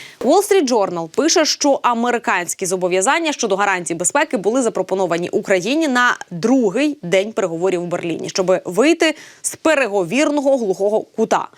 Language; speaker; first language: Ukrainian; native; Ukrainian